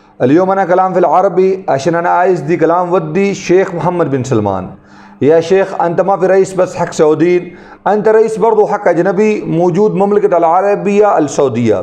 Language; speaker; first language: Arabic; non-native, learner; Urdu